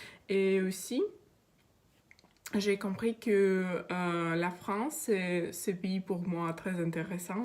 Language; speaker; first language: French; non-native, learner; Russian